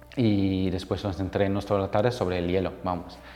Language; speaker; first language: Spanish; non-native, fluent; Hebrew